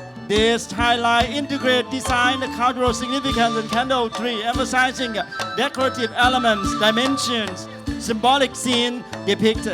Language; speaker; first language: English; non-native, fluent; Thai